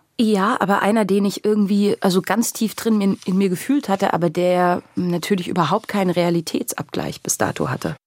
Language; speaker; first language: German; native; German